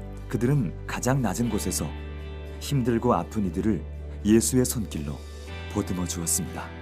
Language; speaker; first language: Korean; native; Korean